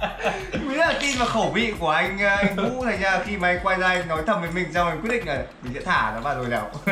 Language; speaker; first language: Vietnamese; native; Vietnamese